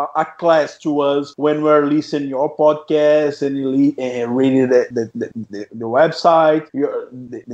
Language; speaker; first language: English; non-native, fluent; Portuguese